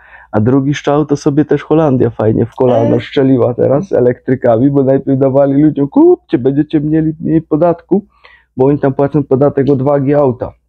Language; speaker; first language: Polish; native; Polish